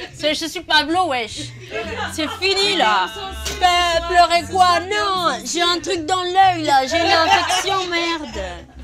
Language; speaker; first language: French; early bilingual, other home language; Spanish